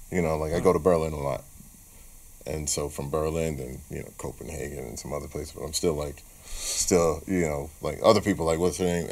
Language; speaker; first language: English; native; English